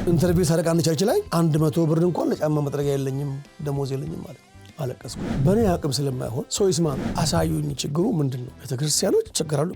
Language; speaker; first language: Amharic; native; Amharic